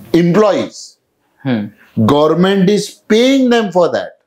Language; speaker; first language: Hindi; non-native, local second language; Urdu